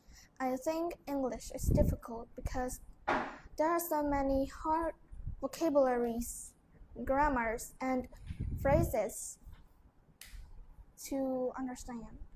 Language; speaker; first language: English; non-native, learner; Vietnamese